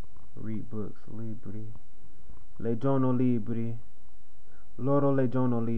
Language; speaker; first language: Italian; non-native, learner; English